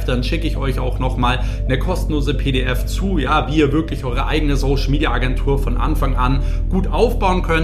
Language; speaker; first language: German; native; German